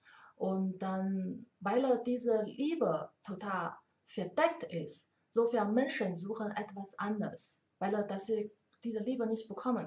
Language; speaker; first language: German; non-native, learner; Chinese